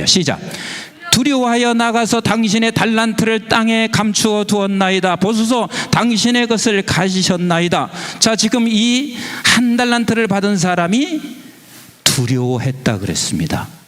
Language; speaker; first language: Korean; native; Korean